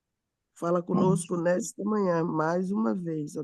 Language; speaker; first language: Portuguese; native; Portuguese